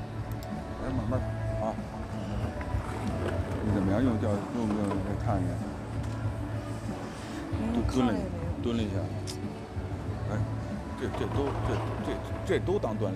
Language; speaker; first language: Chinese; native; Chinese